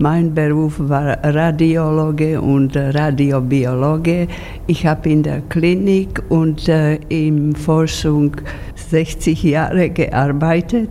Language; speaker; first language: German; non-native, fluent; Slovak